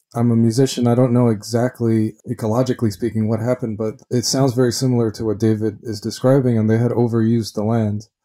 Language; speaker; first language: English; early bilingual, other home language; Spanish